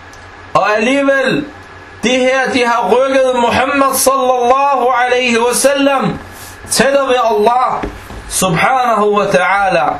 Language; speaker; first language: Danish; non-native, fluent; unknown